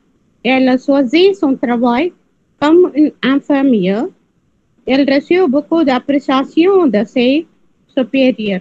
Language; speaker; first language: French; non-native, learner; Tamil